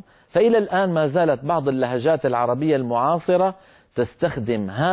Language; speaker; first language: Arabic; native; Arabic